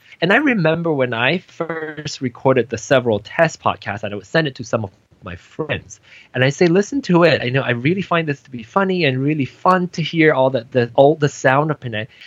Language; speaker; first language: English; non-native, local second language; Min Nan Chinese